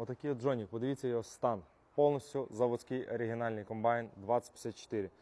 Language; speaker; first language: Ukrainian; native; Ukrainian